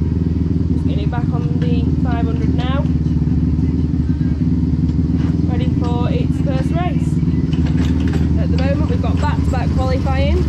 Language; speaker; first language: English; native; English